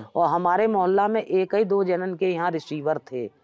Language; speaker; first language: Hindi; native; Hindi